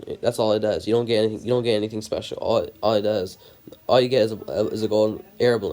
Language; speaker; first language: English; native; English